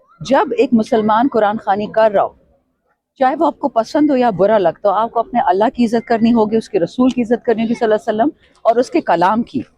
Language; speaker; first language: Urdu; non-native, local second language; Pashto